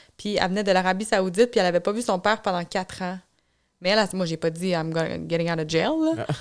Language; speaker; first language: French; native; French